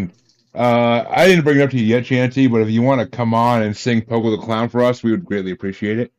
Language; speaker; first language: English; native; English